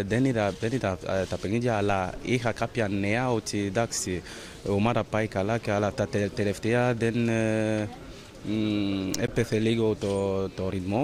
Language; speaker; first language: Greek; non-native, fluent; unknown